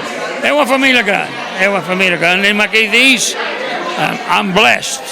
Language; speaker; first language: Portuguese; early bilingual, heritage; Portuguese